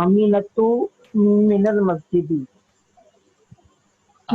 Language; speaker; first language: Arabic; non-native, learner; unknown